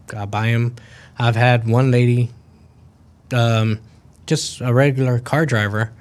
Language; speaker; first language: English; early bilingual, other home language; Spanish